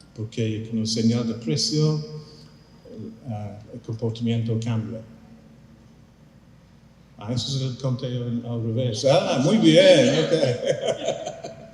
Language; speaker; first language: Spanish; non-native, fluent; English